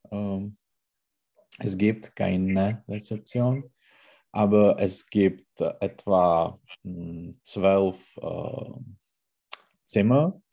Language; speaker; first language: German; non-native, learner; Czech